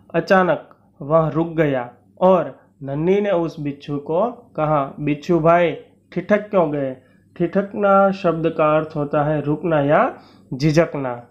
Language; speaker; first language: Hindi; non-native, local second language; Gujarati